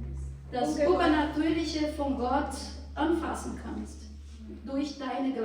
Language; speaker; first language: German; non-native, learner; Portuguese